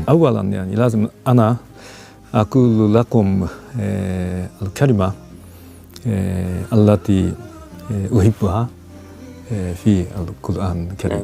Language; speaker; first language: Arabic; non-native, learner; Japanese